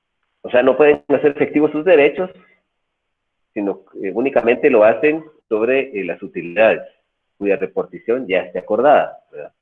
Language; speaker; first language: Spanish; native; Spanish